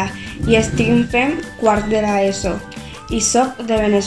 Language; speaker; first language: Catalan; non-native, learner; Spanish